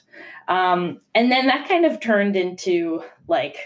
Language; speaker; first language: English; non-native, fluent; Italian